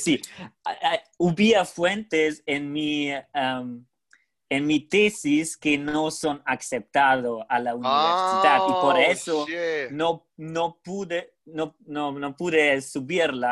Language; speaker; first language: Spanish; non-native, learner; German